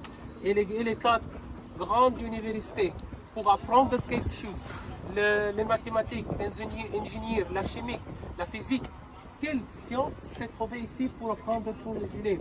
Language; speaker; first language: French; non-native, learner; Arabic